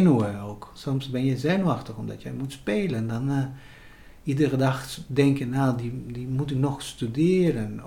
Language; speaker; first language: Dutch; non-native, fluent; Spanish